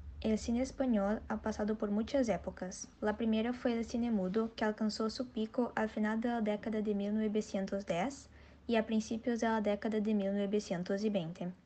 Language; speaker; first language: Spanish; non-native, learner; Portuguese